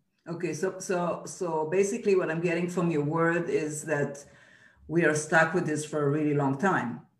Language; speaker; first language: English; non-native, fluent; Hebrew